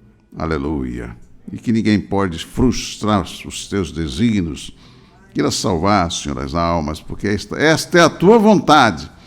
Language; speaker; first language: Portuguese; native; Portuguese